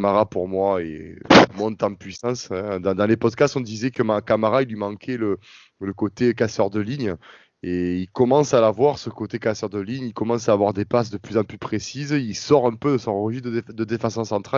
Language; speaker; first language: French; native; French